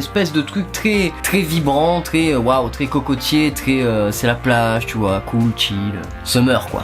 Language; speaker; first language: French; native; French